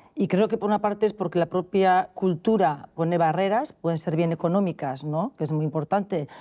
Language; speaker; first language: Spanish; native; Spanish